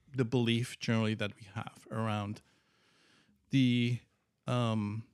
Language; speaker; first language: English; non-native, fluent; Persian